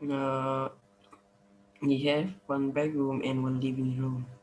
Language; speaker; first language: English; non-native, learner; Vietnamese